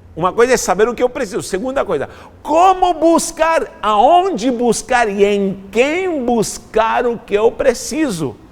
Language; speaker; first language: Portuguese; non-native, fluent; Spanish